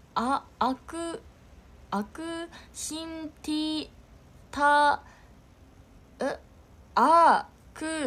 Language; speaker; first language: Japanese; native; Japanese